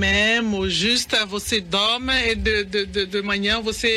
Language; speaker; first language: Portuguese; non-native, learner; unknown